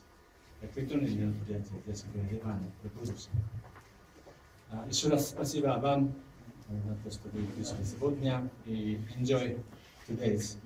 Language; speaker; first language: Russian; non-native, fluent; Japanese